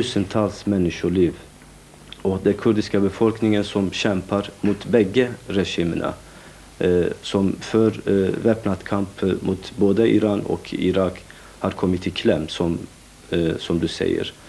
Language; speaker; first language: Swedish; non-native, fluent; Kurdish